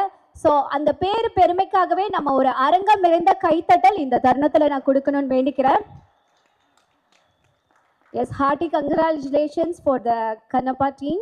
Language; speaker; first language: Tamil; native; Tamil